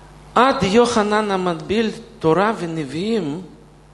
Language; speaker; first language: Hebrew; non-native, fluent; Russian